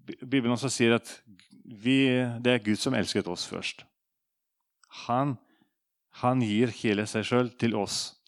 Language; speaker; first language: Norwegian; non-native, fluent; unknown